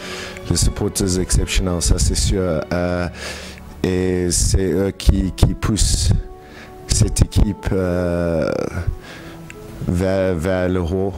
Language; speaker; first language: French; non-native, learner; English